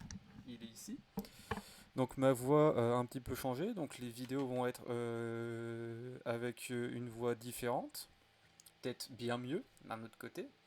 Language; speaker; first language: French; native; French